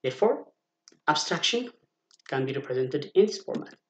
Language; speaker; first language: English; non-native, local second language; Amharic